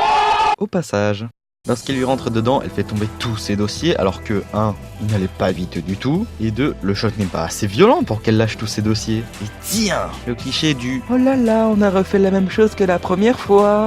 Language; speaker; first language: French; native; French